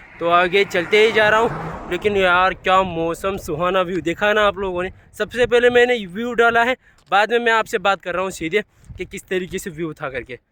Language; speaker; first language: Hindi; non-native, local second language; Kannada